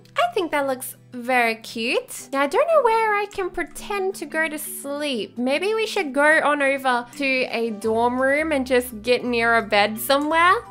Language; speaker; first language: English; native; English